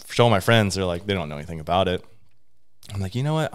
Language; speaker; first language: English; native; English